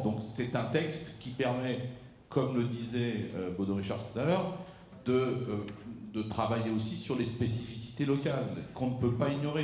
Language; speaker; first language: French; native; French